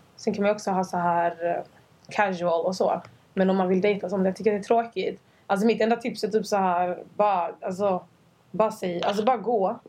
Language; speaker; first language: Swedish; early bilingual, other home language; Rundi